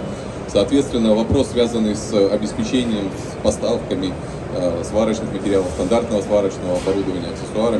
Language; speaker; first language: Russian; native; Russian